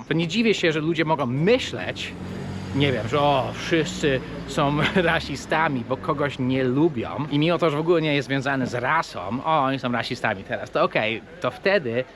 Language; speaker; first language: Polish; early bilingual, heritage; English